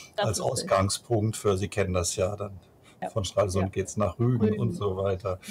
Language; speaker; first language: German; native; German